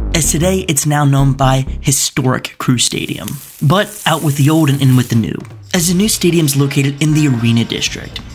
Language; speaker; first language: English; native; English